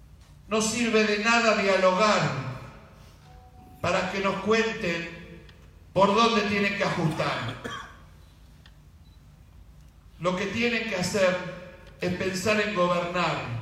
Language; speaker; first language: Spanish; native; Spanish